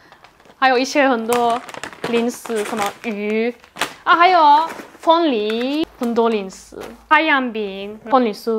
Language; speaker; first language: Chinese; non-native, fluent; Turkish